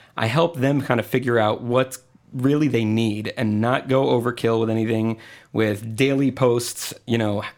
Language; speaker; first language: English; non-native, fluent; Spanish